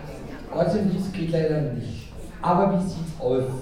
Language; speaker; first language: German; native; German